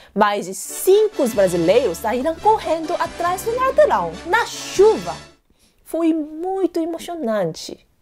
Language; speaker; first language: Portuguese; non-native, fluent; Korean